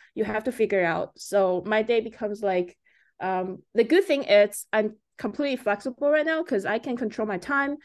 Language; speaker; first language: English; early bilingual, other home language; Chinese